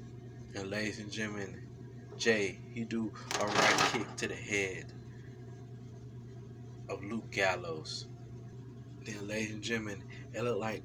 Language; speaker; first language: English; native; English